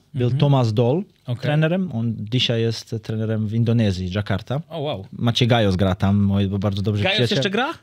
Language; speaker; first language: Polish; non-native, fluent; Serbian